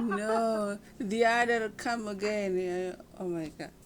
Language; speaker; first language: English; non-native, learner; Indonesian